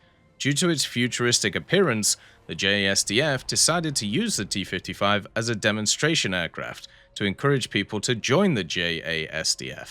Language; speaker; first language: English; native; English